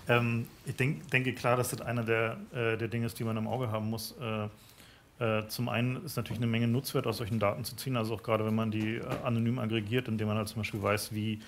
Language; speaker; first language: German; native; German